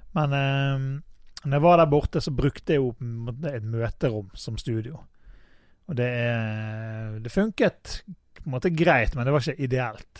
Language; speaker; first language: Norwegian; native; Norwegian